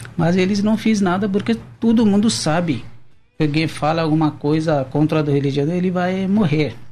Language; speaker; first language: Portuguese; non-native, learner; Urdu